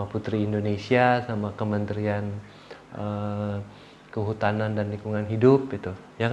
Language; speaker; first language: Indonesian; native; Indonesian